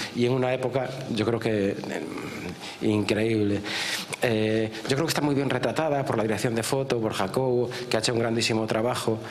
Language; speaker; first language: Spanish; native; Spanish